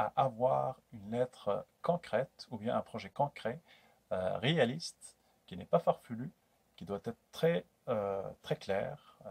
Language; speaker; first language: French; non-native, local second language; Kabyle